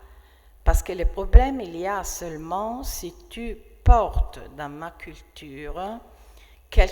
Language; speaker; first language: French; non-native, fluent; Italian